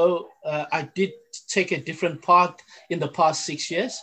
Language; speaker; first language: English; non-native, local second language; Zulu